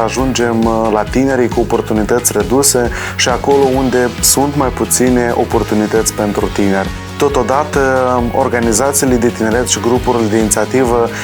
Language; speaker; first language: Romanian; native; Romanian